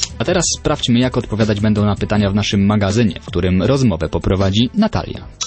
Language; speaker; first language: Polish; native; Polish